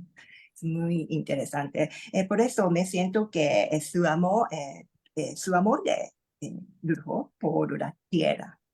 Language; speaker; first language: Spanish; non-native, learner; Japanese